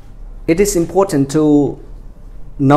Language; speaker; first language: English; non-native, fluent; Khmer